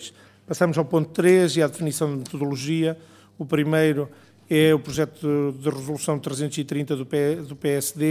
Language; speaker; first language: Portuguese; native; Portuguese